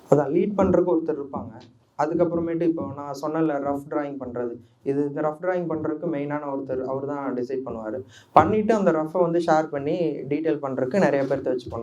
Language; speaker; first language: Tamil; native; Tamil